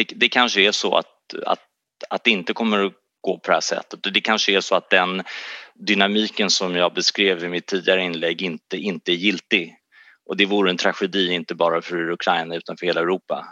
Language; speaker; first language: Swedish; native; Swedish